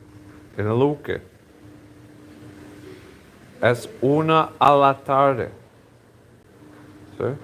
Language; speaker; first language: Spanish; non-native, learner; English